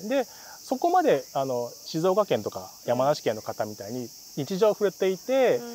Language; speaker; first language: Japanese; native; Japanese